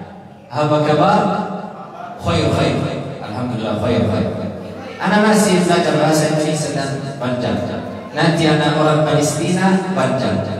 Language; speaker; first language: Indonesian; non-native, learner; Arabic